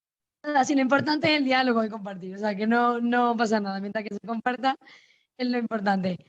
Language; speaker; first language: Spanish; native; Spanish